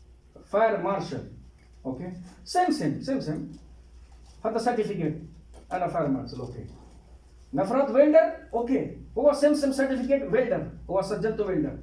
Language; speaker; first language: Arabic; non-native, learner; Hindi